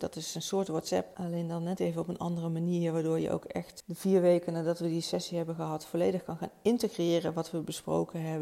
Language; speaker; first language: Dutch; native; Dutch